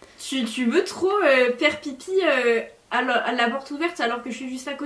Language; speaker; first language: French; native; French